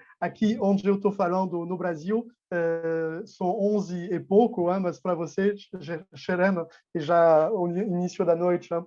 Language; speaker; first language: Portuguese; non-native, fluent; French